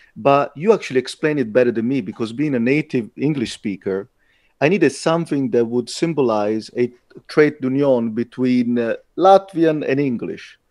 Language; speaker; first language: English; non-native, fluent; Italian